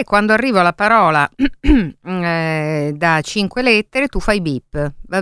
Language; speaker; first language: Italian; native; Italian